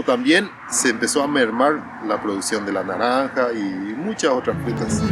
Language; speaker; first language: Spanish; native; Spanish